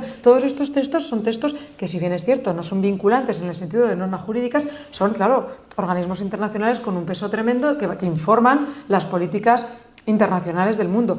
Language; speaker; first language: Spanish; native; Spanish